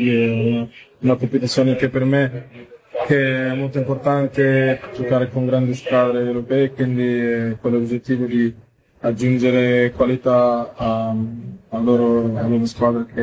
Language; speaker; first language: Italian; non-native, fluent; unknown